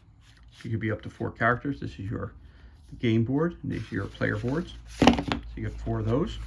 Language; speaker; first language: English; native; English